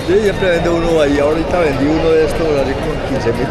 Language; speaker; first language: Spanish; native; Spanish